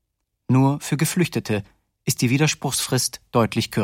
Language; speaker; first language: German; native; German